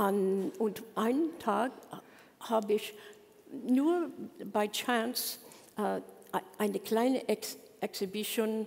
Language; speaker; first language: German; non-native, learner; English